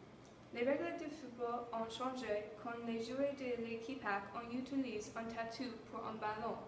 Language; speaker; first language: French; non-native, learner; English